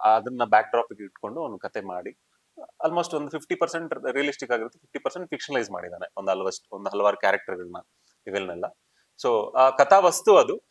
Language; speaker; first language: Kannada; native; Kannada